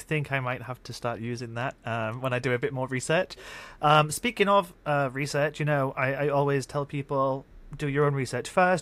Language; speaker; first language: English; native; English